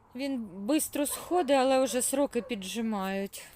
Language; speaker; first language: Ukrainian; native; Ukrainian